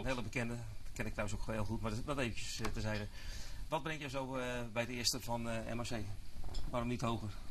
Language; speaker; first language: Dutch; native; Dutch